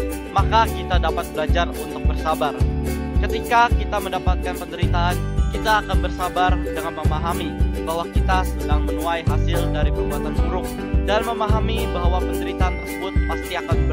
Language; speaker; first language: Indonesian; native; Indonesian